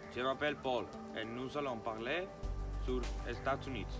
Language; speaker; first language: French; non-native, learner; Spanish